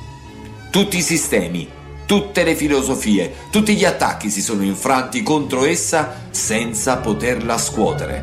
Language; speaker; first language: Italian; native; Italian